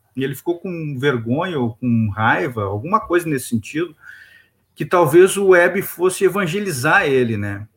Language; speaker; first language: Portuguese; native; Portuguese